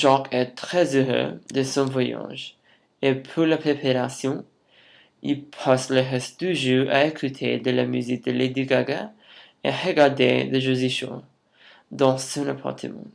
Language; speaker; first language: French; non-native, learner; English